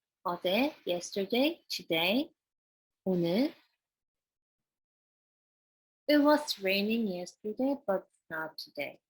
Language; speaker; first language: English; non-native, fluent; Korean